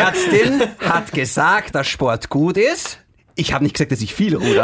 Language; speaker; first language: German; native; German